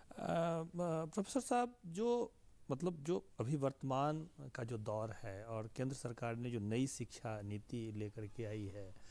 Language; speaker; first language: Hindi; native; Hindi